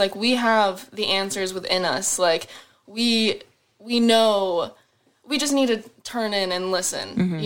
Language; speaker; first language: English; native; English